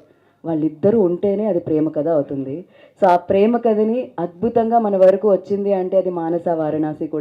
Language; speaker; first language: Telugu; native; Telugu